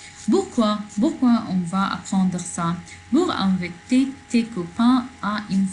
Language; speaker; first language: French; non-native, learner; Arabic